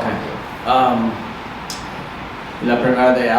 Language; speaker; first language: Spanish; non-native, learner; English